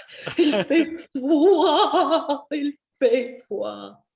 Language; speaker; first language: French; non-native, fluent; English